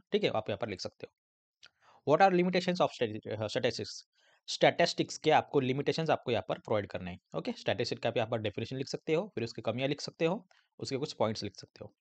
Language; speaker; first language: Hindi; non-native, local second language; Marathi